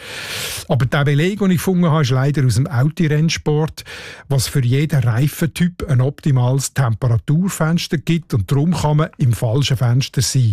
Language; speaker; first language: German; native; German